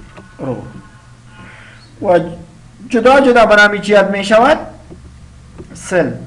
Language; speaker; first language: Persian; non-native, local second language; Pashto